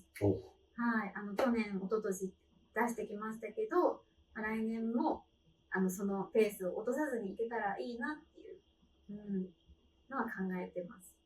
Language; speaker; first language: Japanese; native; Japanese